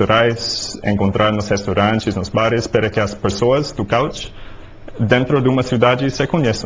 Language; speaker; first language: Portuguese; non-native, learner; English